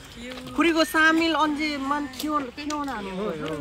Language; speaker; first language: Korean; non-native, learner; Nepali